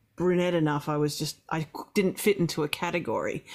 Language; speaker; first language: English; native; English